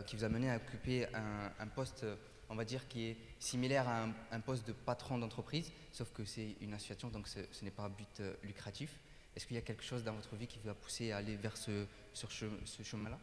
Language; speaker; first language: French; native; French